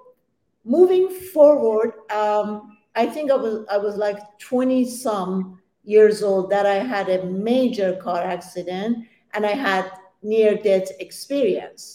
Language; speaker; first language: English; non-native, fluent; Persian